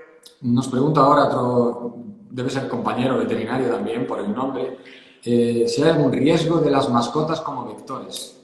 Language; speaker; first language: Spanish; native; Spanish